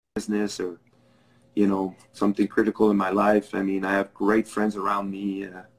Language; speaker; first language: English; non-native, fluent; French